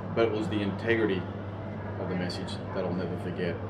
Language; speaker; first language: English; native; English